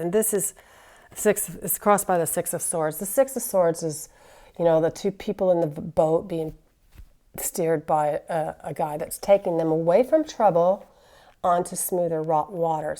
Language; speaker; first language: English; native; English